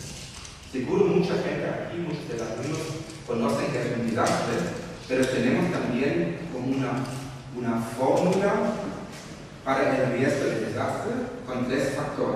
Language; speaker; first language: Spanish; non-native, fluent; German